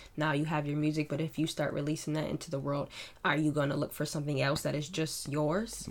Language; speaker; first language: English; native; English